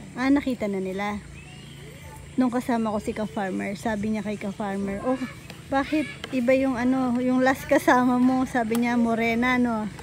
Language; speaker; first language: Filipino; non-native, local second language; Pampanga